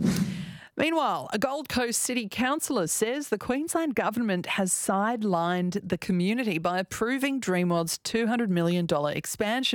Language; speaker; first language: English; native; English